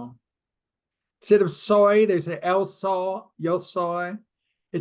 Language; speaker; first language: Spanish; non-native, fluent; English